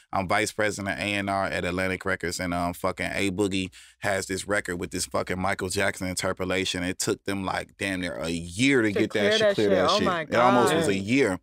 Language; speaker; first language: English; native; English